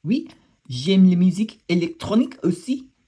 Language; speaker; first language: French; non-native, learner; English